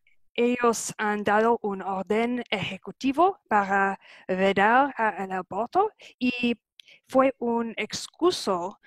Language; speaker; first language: Spanish; non-native, fluent; English